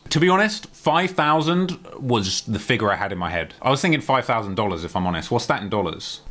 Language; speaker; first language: English; native; English